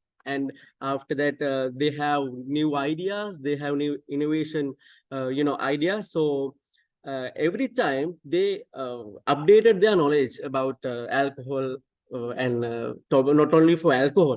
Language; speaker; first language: English; non-native, local second language; Sinhala